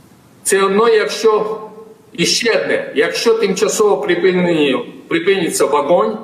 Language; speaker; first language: Ukrainian; non-native, fluent; Georgian